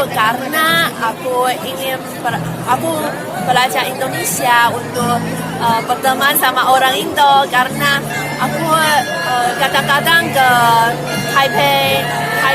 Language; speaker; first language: Indonesian; non-native, learner; Chinese